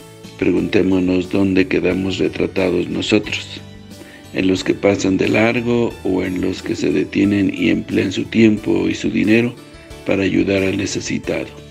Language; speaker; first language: Spanish; native; Spanish